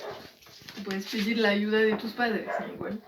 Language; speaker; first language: Spanish; non-native, fluent; French